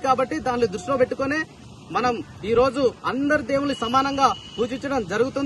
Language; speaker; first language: Telugu; native; Telugu